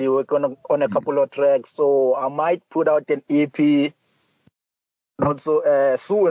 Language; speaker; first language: English; non-native, local second language; Zulu